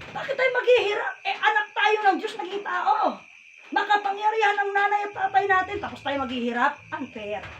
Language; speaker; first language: Filipino; non-native, local second language; Iloko